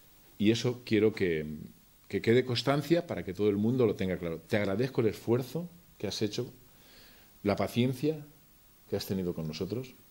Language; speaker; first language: Spanish; native; Spanish